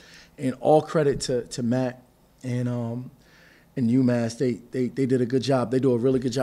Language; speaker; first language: English; native; English